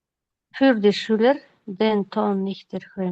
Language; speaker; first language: German; non-native, learner; Kyrgyz